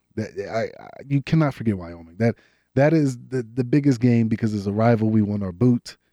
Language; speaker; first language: English; native; English